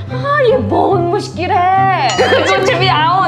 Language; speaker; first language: Hindi; non-native, learner; Korean